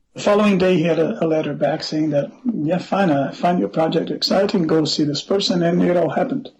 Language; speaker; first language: English; non-native, fluent; Portuguese